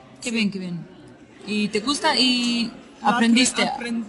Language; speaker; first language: Spanish; non-native, learner; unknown